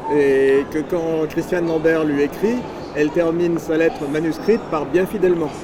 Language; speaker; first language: French; native; French